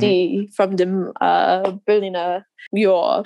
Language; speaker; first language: German; non-native, learner; English